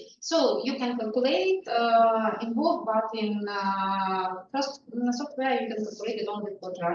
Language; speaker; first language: English; non-native, learner; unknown